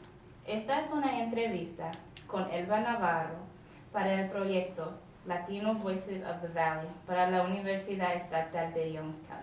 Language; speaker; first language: Spanish; non-native, learner; English